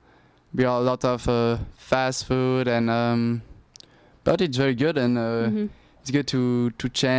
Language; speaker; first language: English; non-native, learner; French